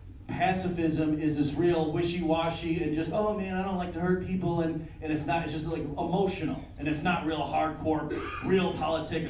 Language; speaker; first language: English; native; English